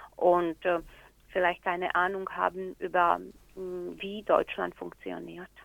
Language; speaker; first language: German; non-native, fluent; Slovak